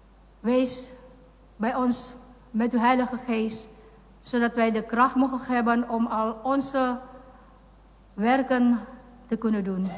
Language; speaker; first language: Dutch; non-native, fluent; Indonesian